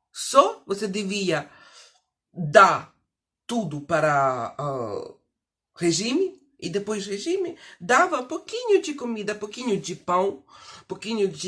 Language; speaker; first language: Portuguese; non-native, fluent; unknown